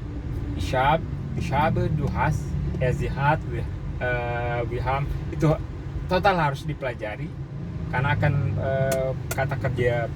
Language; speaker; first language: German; non-native, learner; Indonesian